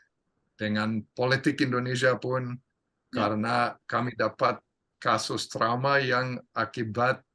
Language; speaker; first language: Indonesian; non-native, fluent; English